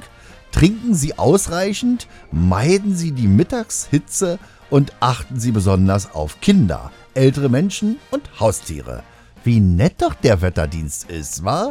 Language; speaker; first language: German; native; German